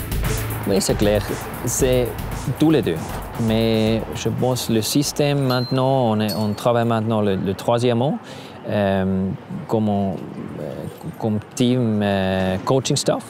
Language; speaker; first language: French; non-native, learner; German